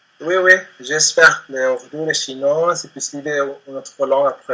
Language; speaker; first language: French; non-native, learner; Spanish